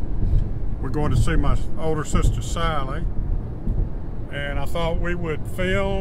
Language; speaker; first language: English; native; English